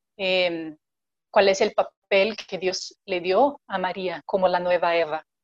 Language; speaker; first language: Spanish; non-native, fluent; Portuguese